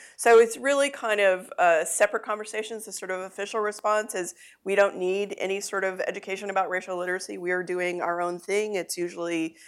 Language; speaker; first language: English; native; English